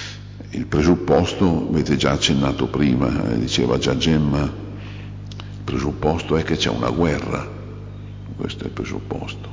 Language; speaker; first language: Italian; native; Italian